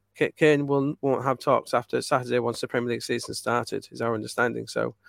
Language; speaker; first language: English; native; English